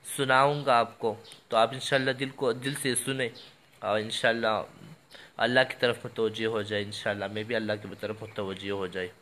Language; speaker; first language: Urdu; non-native, local second language; Pashto